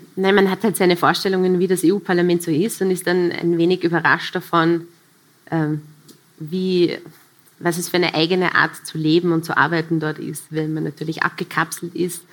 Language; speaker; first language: German; native; German